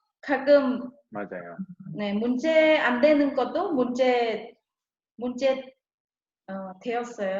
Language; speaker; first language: Korean; non-native, learner; Khmer